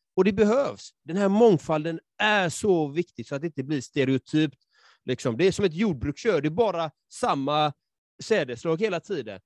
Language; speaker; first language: Swedish; native; Swedish